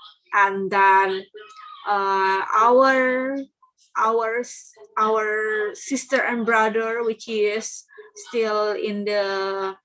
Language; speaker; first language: English; non-native, learner; Indonesian